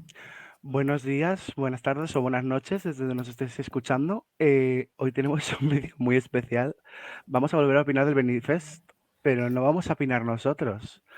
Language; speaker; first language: Spanish; native; Spanish